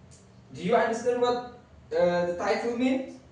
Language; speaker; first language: English; non-native, learner; Indonesian